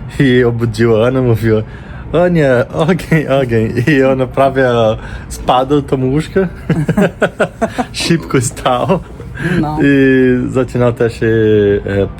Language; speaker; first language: Polish; non-native, learner; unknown